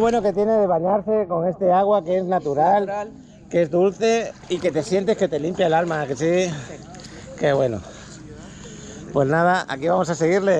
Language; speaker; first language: Spanish; native; Spanish